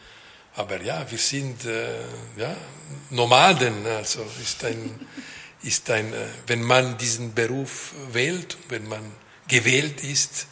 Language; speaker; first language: German; non-native, local second language; French